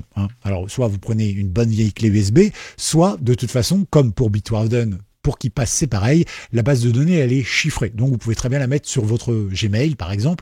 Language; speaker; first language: French; native; French